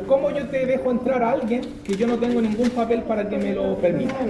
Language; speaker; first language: Spanish; native; Spanish